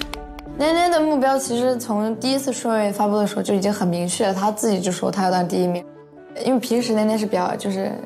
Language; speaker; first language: Chinese; native; Chinese